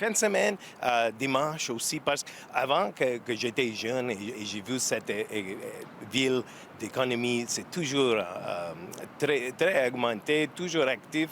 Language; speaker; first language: French; non-native, learner; English